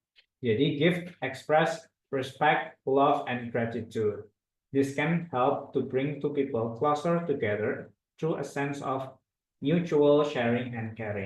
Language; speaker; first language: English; non-native, fluent; Indonesian